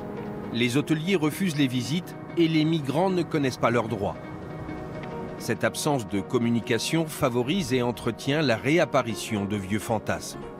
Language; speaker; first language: French; native; French